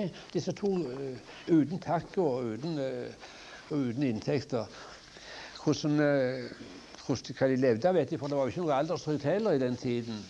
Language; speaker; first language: Norwegian; native; Norwegian